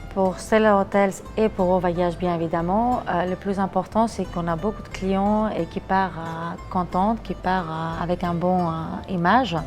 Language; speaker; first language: French; non-native, fluent; Greek